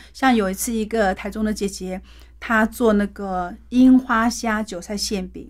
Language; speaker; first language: Chinese; native; Chinese